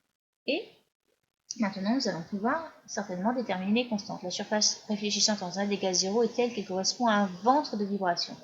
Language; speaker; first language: French; native; French